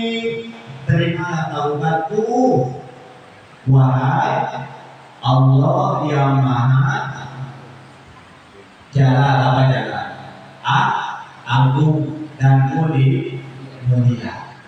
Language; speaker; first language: Indonesian; native; Indonesian